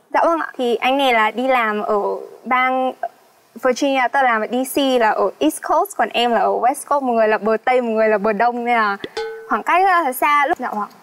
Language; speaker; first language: Vietnamese; native; Vietnamese